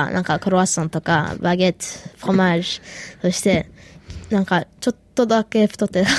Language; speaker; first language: Japanese; early bilingual, heritage; Japanese